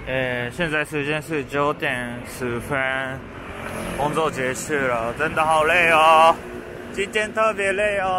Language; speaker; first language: Chinese; non-native, fluent; Japanese